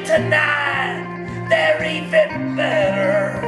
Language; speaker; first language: English; native; English